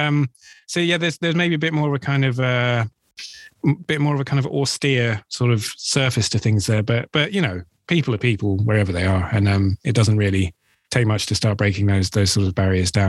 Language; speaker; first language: English; native; English